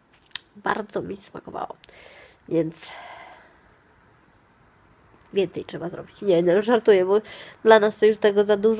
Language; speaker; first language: Polish; non-native, fluent; Italian